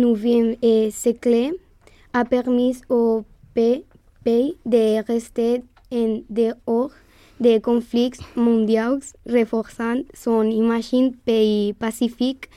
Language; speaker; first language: French; non-native, learner; Spanish